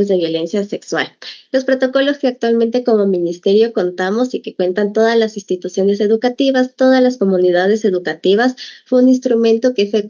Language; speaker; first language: Spanish; native; Spanish